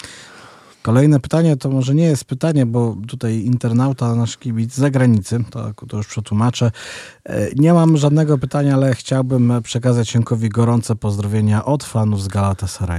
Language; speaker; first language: Polish; native; Polish